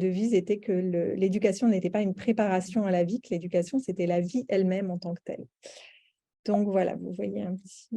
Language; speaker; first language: French; native; French